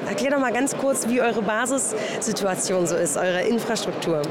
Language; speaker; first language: German; native; German